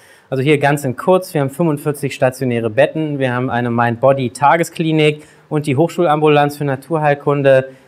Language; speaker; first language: German; native; German